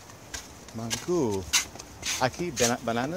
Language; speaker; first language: Spanish; non-native, learner; English